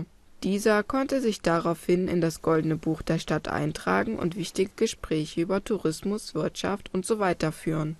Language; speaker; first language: German; native; German